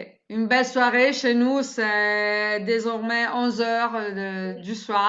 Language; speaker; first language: French; non-native, fluent; Italian